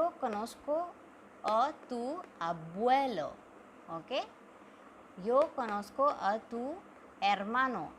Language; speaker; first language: Spanish; non-native, fluent; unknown